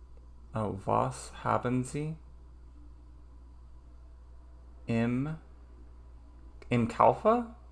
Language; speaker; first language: German; non-native, learner; English